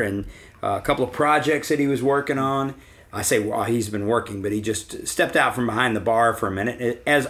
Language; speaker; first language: English; native; English